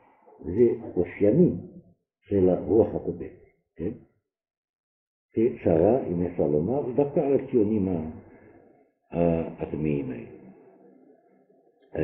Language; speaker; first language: Hebrew; non-native, fluent; French